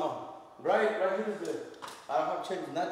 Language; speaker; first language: English; non-native, learner; Spanish